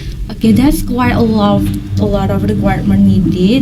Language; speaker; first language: English; non-native, learner; Indonesian